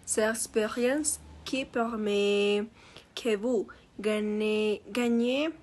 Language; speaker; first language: French; non-native, learner; Spanish